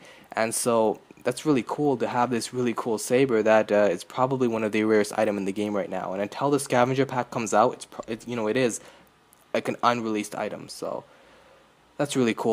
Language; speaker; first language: English; native; English